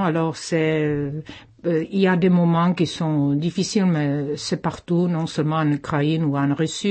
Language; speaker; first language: French; non-native, fluent; Czech